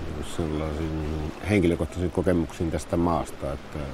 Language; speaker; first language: Finnish; native; Finnish